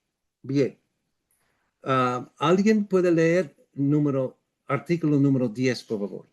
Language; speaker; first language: Spanish; non-native, fluent; English